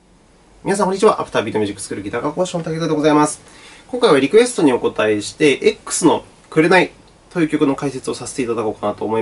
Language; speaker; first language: Japanese; native; Japanese